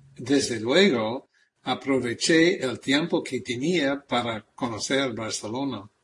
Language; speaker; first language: Spanish; non-native, fluent; English